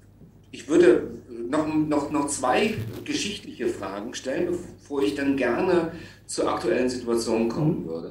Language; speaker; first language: German; native; German